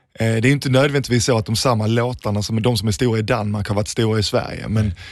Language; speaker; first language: Swedish; early bilingual, other home language; Danish